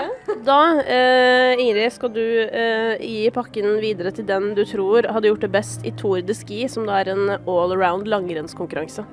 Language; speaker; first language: Norwegian; native; Norwegian